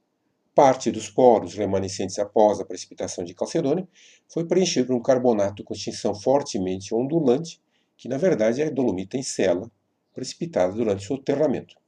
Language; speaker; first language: Portuguese; native; Portuguese